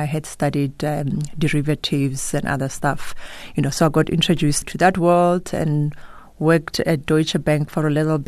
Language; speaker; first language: English; non-native, local second language; Tswana